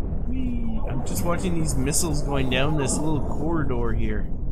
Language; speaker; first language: English; early bilingual, other home language; French